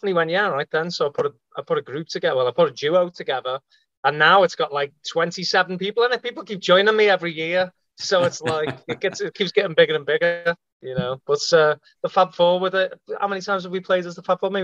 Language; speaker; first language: English; native; English